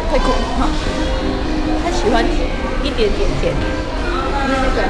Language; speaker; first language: Chinese; native; Chinese